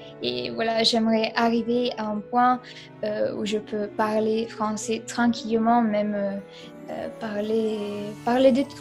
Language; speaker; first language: French; non-native, fluent; Italian